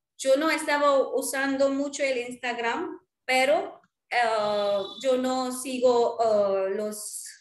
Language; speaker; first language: Spanish; non-native, fluent; Marwari